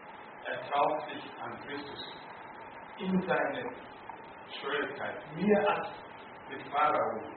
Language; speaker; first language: German; non-native, learner; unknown